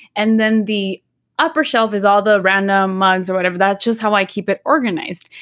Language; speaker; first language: English; early bilingual, other home language; Spanish